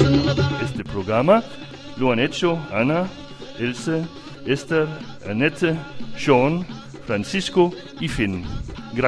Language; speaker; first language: Spanish; non-native, learner; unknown